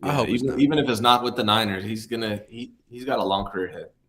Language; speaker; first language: English; native; English